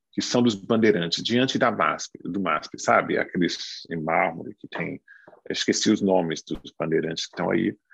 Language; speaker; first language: Portuguese; non-native, fluent; English